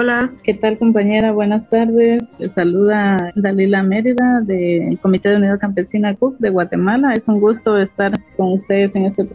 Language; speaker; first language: Spanish; native; Spanish